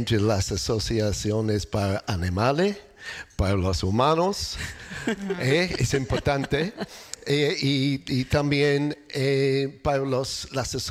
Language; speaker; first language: Spanish; non-native, learner; English